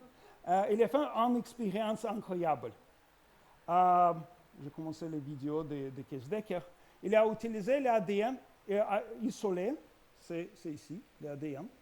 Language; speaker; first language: French; non-native, learner; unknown